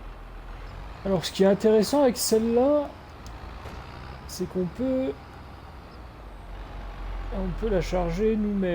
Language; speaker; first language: French; native; French